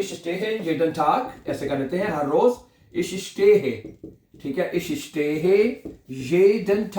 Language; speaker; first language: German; non-native, fluent; Urdu